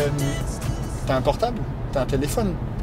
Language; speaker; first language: French; native; French